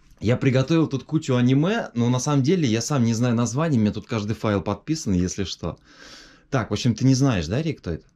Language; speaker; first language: Russian; native; Russian